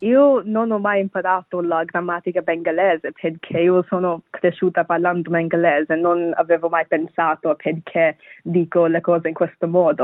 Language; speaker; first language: Italian; non-native, fluent; Bangla